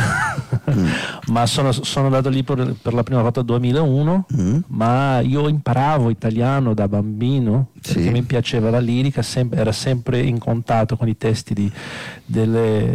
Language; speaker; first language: Italian; non-native, fluent; Portuguese